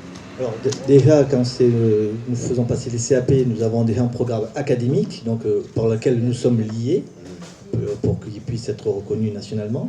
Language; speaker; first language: French; native; French